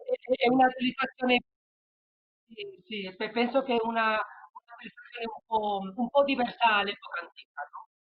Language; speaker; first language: Italian; non-native, learner; Spanish